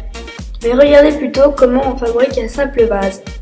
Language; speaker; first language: French; native; French